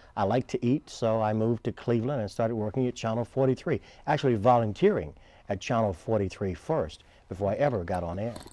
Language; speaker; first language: English; native; English